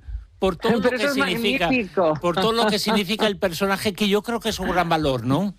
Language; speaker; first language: Spanish; native; Spanish